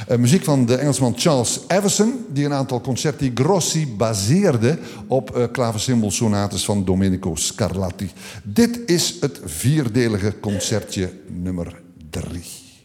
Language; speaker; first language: Dutch; native; Dutch